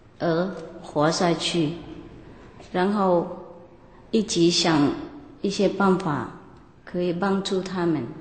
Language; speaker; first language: Chinese; non-native, fluent; Vietnamese